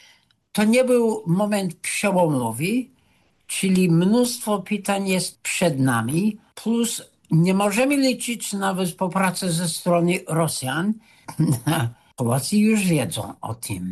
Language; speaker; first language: Polish; non-native, fluent; English